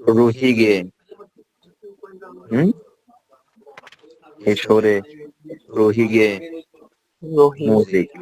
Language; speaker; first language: German; non-native, fluent; Bangla